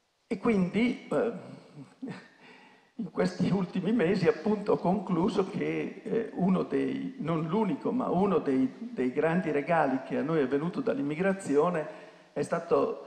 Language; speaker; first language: Italian; native; Italian